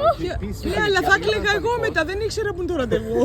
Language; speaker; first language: Greek; native; Greek